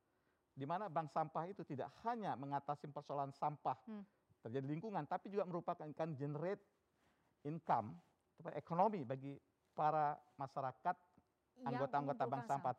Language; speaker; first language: Indonesian; native; Indonesian